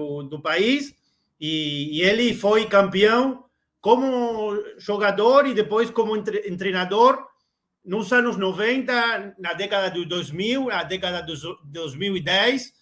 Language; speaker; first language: Portuguese; non-native, learner; Spanish